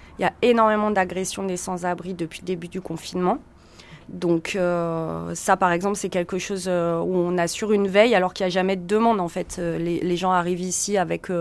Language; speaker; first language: French; native; French